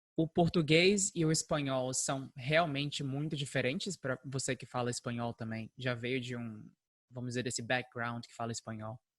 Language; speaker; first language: Portuguese; native; Portuguese